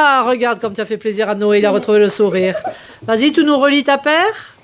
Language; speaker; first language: French; native; French